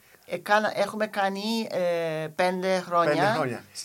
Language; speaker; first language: Greek; non-native, fluent; English